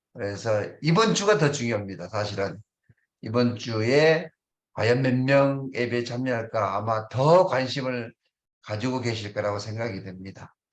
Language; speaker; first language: Korean; native; Korean